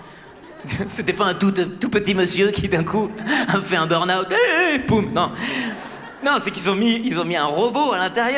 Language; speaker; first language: French; native; French